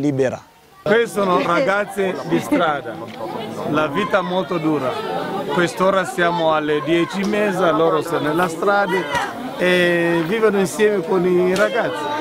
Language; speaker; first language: Italian; non-native, fluent; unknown